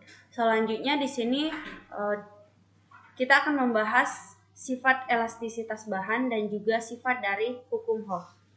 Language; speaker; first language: Indonesian; native; Indonesian